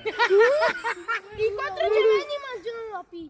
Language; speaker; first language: Italian; early bilingual, other home language; Igbo